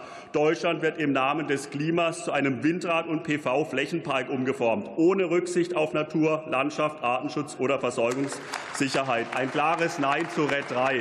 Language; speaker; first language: German; native; German